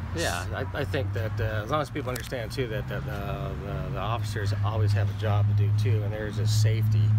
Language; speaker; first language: English; native; English